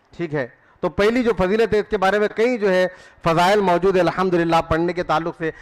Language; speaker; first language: Urdu; native; Urdu